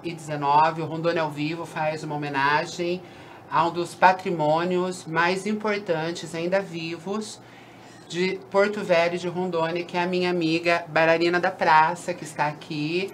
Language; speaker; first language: Portuguese; native; Portuguese